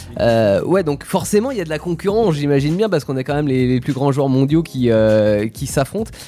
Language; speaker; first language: French; native; French